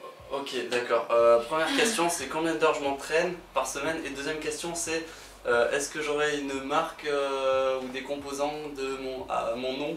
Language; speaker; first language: French; native; French